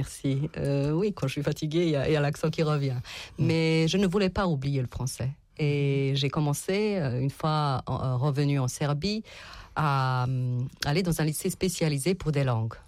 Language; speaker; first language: French; non-native, fluent; Serbian